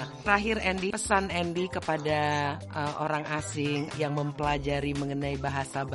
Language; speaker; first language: Indonesian; native; Indonesian